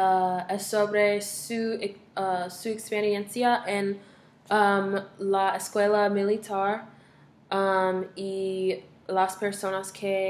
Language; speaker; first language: Spanish; non-native, learner; English